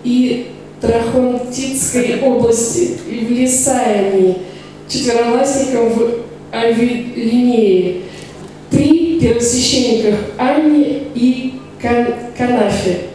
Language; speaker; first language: Russian; native; Russian